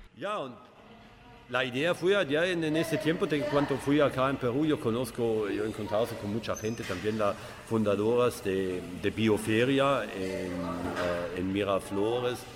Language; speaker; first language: Spanish; non-native, learner; German